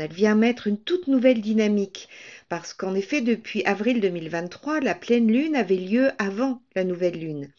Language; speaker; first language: French; native; French